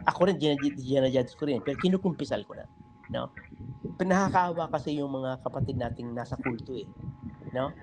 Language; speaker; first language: Filipino; native; Filipino